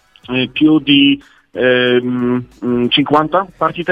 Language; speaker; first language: Italian; non-native, learner; Polish